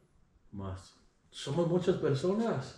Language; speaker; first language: Spanish; native; Spanish